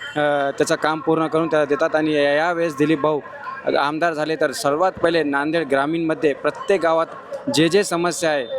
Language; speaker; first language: Marathi; non-native, local second language; Hindi